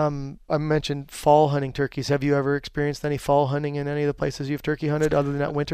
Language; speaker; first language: English; native; English